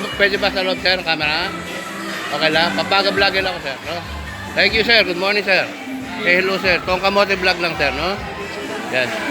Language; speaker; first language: Filipino; non-native, local second language; Pampanga